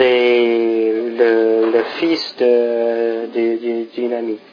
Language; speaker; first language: French; non-native, fluent; English